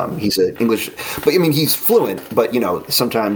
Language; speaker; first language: English; native; English